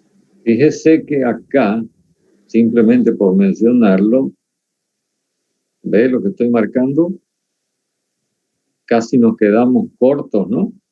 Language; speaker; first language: Spanish; native; Spanish